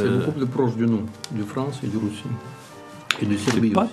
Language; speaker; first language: French; non-native, learner; Russian